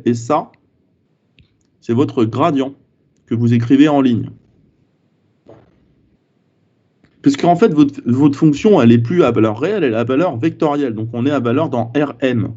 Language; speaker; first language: French; native; French